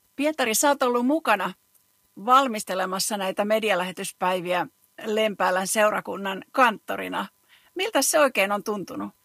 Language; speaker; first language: Finnish; native; Finnish